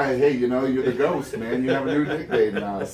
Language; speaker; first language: English; native; English